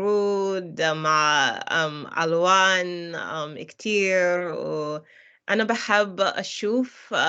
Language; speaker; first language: Arabic; non-native, learner; English